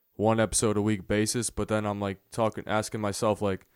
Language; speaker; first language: English; native; English